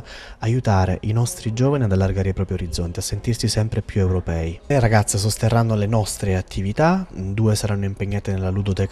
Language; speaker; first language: Italian; native; Italian